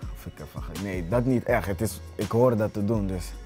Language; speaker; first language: Dutch; early bilingual, other home language; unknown